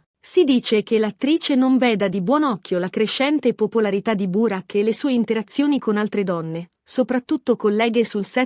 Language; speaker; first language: Italian; native; Italian